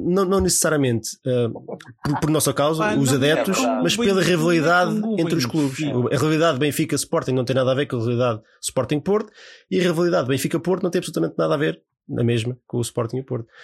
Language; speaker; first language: Portuguese; native; Portuguese